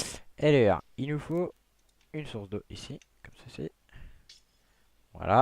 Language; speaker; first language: French; native; French